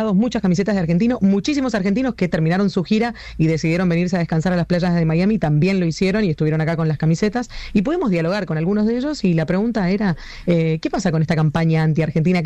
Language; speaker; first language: Spanish; native; Spanish